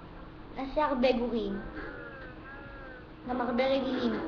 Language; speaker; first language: Hebrew; early bilingual, other home language; Russian